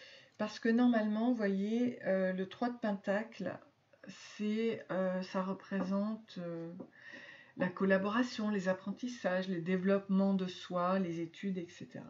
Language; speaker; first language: French; native; French